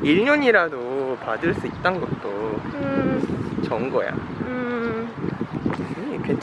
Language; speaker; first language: Korean; non-native, fluent; Japanese